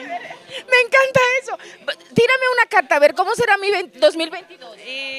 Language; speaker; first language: Spanish; native; Spanish